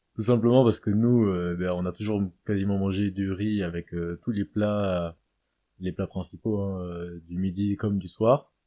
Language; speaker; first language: French; native; French